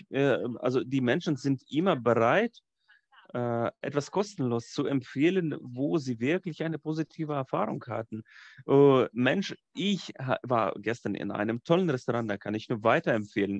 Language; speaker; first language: German; non-native, fluent; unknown